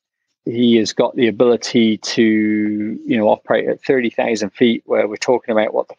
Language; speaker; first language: English; native; English